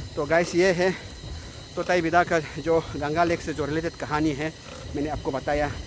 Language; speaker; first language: Hindi; non-native, local second language; Nyishi